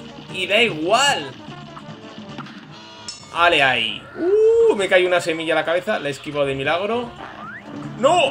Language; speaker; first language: Spanish; native; Spanish